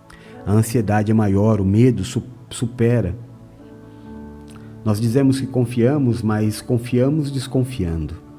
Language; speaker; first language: Portuguese; native; Portuguese